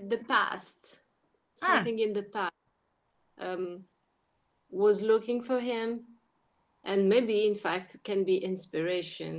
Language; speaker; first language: English; non-native, learner; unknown